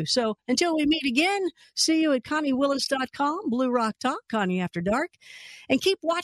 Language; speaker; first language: English; native; English